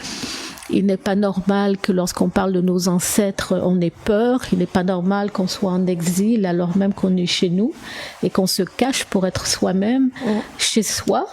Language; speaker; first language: French; native; French